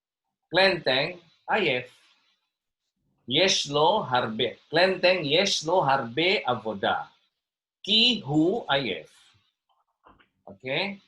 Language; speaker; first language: Hebrew; non-native, fluent; Indonesian